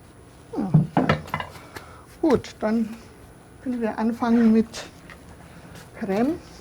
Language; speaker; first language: German; non-native, fluent; Polish